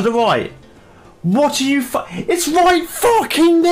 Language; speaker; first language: English; native; English